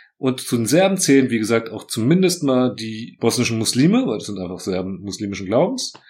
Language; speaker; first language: German; early bilingual, other home language; Croatian